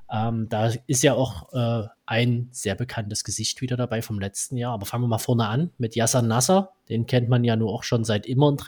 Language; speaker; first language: German; native; German